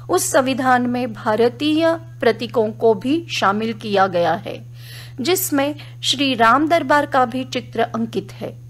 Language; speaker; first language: Hindi; non-native, local second language; Marathi